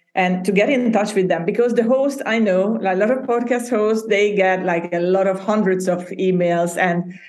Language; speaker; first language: English; non-native, fluent; Hungarian